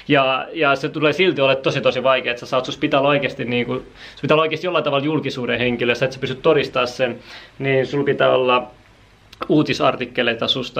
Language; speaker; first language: Finnish; native; Finnish